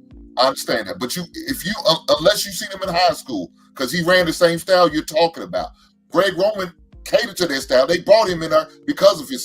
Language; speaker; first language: English; native; English